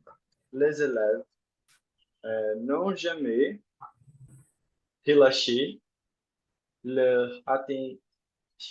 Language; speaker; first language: French; non-native, learner; Portuguese